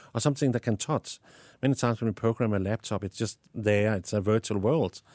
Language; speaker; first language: English; non-native, fluent; Danish